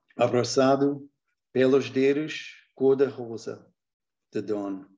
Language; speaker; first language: Portuguese; non-native, learner; English